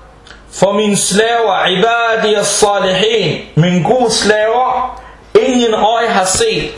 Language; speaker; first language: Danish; early bilingual, other home language; Arabic